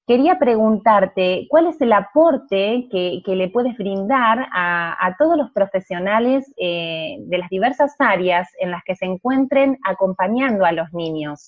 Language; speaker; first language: Spanish; native; Spanish